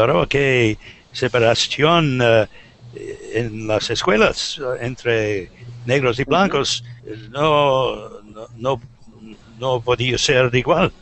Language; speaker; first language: Spanish; non-native, learner; English